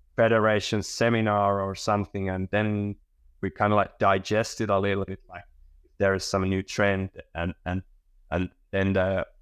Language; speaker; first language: English; non-native, fluent; Finnish